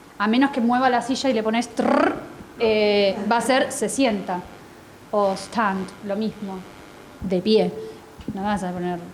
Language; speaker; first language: Spanish; native; Spanish